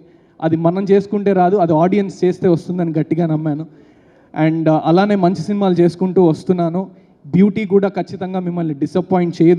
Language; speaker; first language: Telugu; native; Telugu